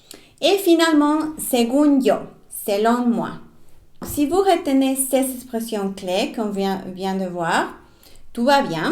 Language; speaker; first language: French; non-native, fluent; Spanish